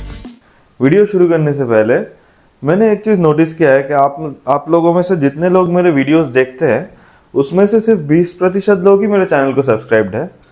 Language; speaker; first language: Hindi; non-native, local second language; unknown